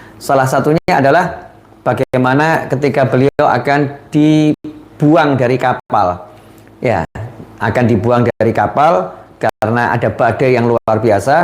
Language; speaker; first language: Indonesian; native; Indonesian